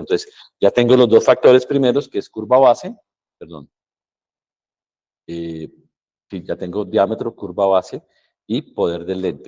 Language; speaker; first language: Spanish; native; Spanish